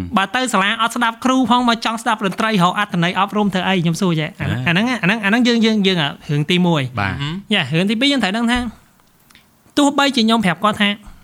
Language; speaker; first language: Khmer; native; Khmer